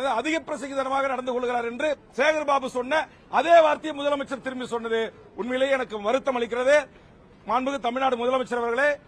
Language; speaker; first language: Tamil; native; Tamil